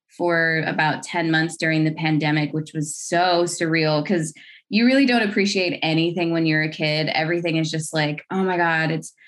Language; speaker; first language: English; native; English